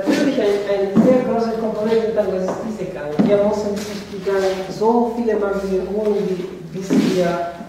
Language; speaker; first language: German; non-native, fluent; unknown